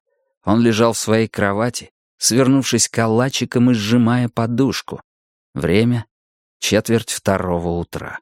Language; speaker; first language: Russian; native; Russian